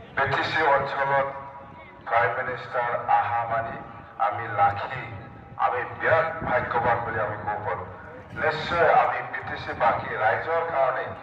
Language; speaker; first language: Assamese; non-native, local second language; Bodo